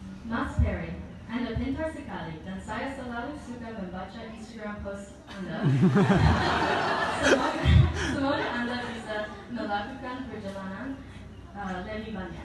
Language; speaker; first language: Indonesian; non-native, learner; English